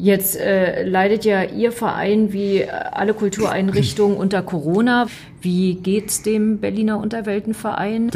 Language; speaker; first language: German; native; German